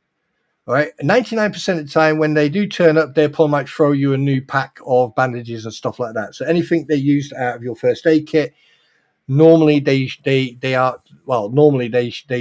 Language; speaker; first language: English; native; English